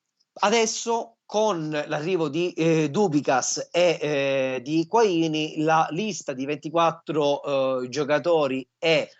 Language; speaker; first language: Italian; native; Italian